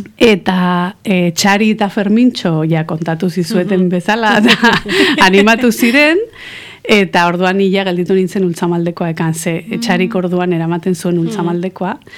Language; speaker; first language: Basque; non-native, local second language; Spanish